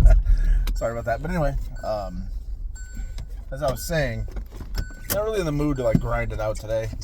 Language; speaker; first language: English; native; English